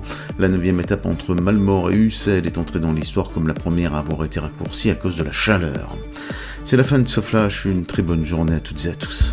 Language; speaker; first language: French; native; French